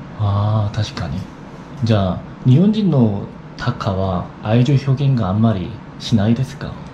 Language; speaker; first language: Japanese; non-native, learner; Korean